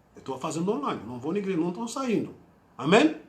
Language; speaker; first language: Portuguese; non-native, fluent; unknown